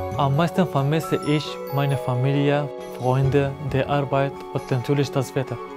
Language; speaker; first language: German; non-native, learner; Arabic